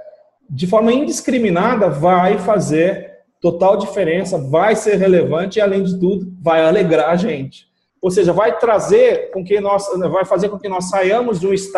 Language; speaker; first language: Portuguese; native; Portuguese